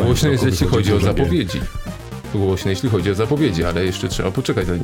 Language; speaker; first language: Polish; native; Polish